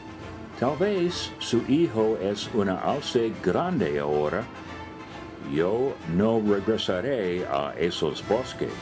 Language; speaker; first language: Spanish; non-native, learner; English